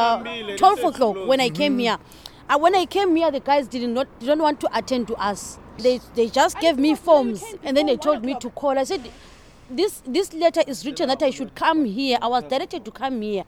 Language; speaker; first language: English; non-native, local second language; Shona